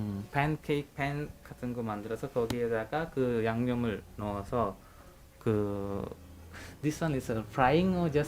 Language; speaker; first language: Korean; non-native, learner; Hungarian